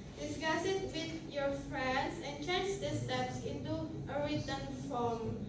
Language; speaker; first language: English; non-native, fluent; Indonesian